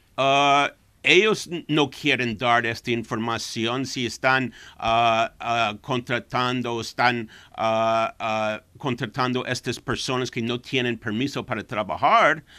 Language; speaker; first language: Spanish; non-native, fluent; English